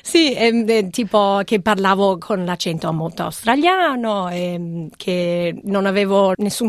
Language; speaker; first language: Italian; non-native, fluent; English